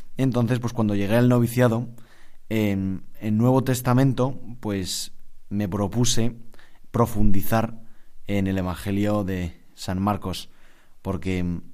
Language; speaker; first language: Spanish; native; Spanish